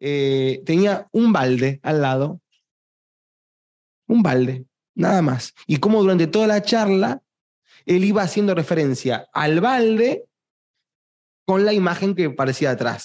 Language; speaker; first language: Spanish; native; Spanish